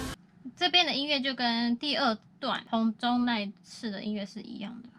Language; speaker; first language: Chinese; native; Chinese